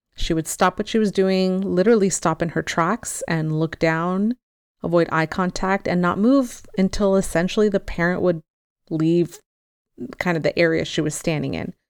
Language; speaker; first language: English; early bilingual, other home language; Spanish